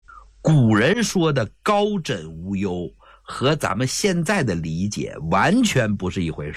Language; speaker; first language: Chinese; native; Chinese